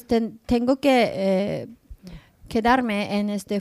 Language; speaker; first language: Spanish; non-native, learner; Japanese